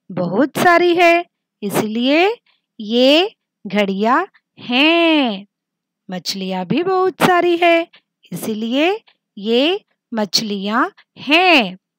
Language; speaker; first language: Hindi; non-native, local second language; Marathi